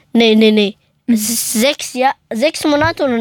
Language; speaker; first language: German; early bilingual, other home language; Persian